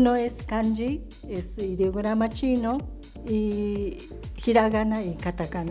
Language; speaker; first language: Spanish; non-native, fluent; Japanese